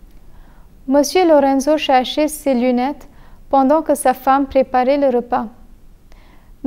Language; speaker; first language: French; non-native, fluent; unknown